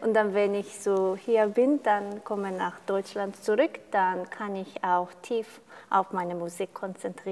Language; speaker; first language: German; non-native, fluent; Korean